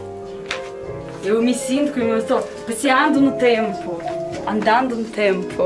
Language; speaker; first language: Portuguese; non-native, fluent; Russian